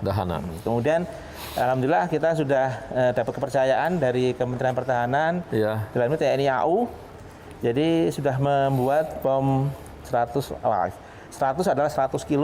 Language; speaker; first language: Indonesian; native; Indonesian